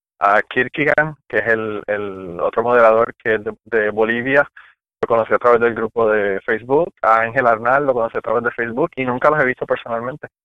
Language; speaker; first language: Spanish; native; Spanish